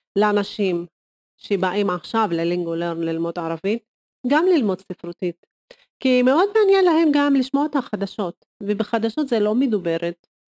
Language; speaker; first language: Hebrew; non-native, local second language; Arabic